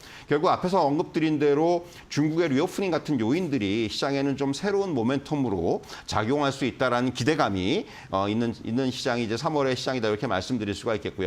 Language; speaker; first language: Korean; native; Korean